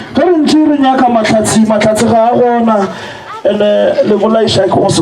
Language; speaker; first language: Northern Sotho; native; Northern Sotho